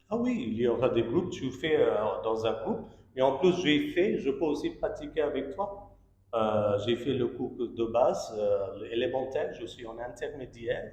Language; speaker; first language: French; non-native, learner; Bangla